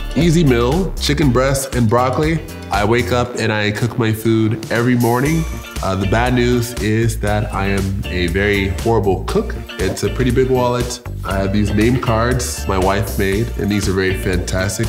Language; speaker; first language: English; native; English